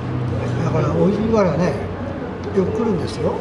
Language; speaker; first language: Japanese; native; Japanese